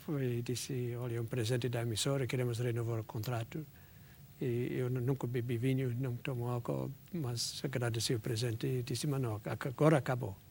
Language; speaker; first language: Portuguese; non-native, fluent; English